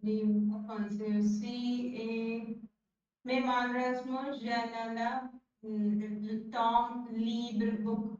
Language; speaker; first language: French; non-native, learner; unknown